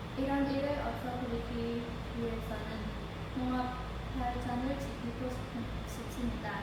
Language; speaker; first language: Korean; non-native, learner; Khmer